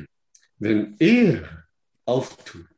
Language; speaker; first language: German; non-native, fluent; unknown